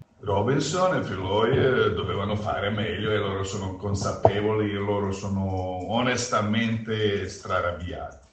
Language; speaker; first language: Italian; non-native, fluent; Croatian